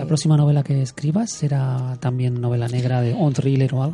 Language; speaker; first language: Spanish; native; Spanish